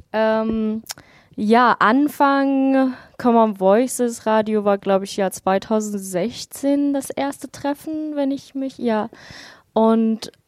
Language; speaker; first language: German; non-native, fluent; Persian